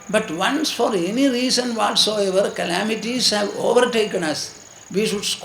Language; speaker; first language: English; non-native, local second language; Malayalam